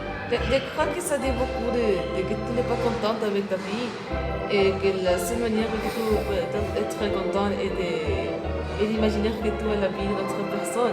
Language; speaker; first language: French; non-native, learner; Spanish